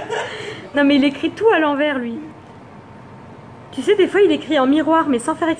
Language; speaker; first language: French; native; French